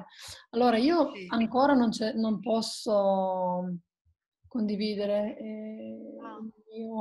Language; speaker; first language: Italian; non-native, fluent; Croatian